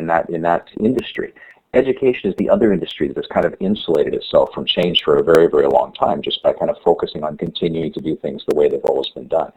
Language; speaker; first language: English; native; English